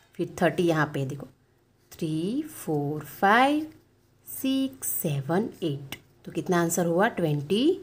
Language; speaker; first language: Hindi; non-native, local second language; Gujarati